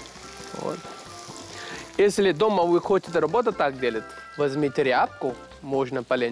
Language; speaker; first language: Russian; non-native, learner; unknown